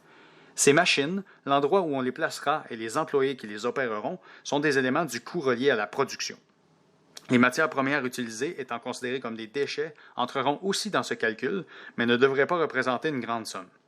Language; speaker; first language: French; native; French